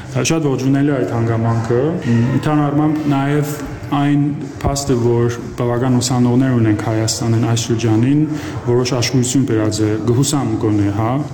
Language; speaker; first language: Armenian; early bilingual, heritage; Armenian